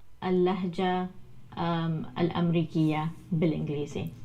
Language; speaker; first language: Arabic; non-native, learner; English